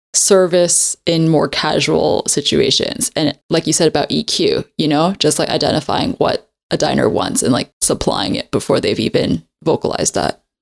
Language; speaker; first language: English; native; English